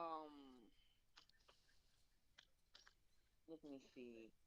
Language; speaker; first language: English; non-native, learner; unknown